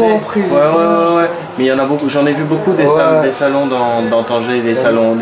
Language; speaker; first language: French; native; French